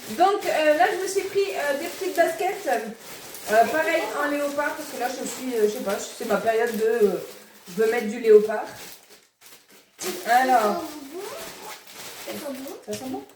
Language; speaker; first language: French; native; French